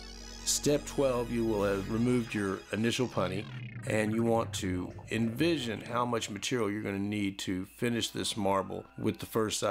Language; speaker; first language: English; native; English